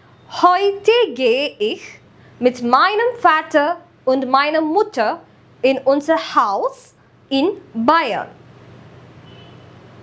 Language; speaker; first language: German; non-native, fluent; Malayalam